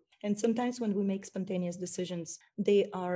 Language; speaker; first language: English; non-native, fluent; Ukrainian